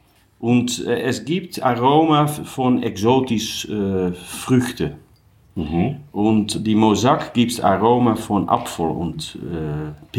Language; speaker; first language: German; non-native, learner; Dutch